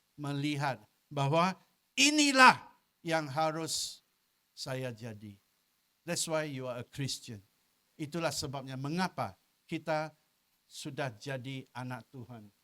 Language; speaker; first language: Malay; non-native, local second language; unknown